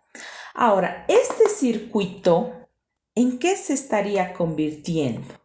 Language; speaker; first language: Spanish; native; Spanish